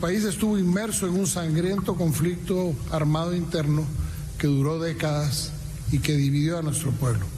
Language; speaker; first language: Spanish; native; Spanish